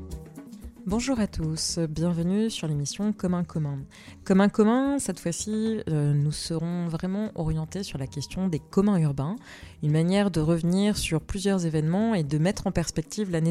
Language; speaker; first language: French; native; French